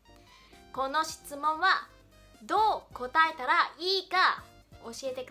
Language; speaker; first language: Japanese; non-native, fluent; Chinese